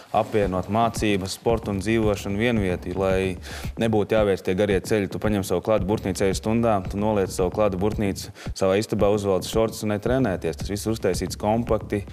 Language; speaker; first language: Latvian; native; Latvian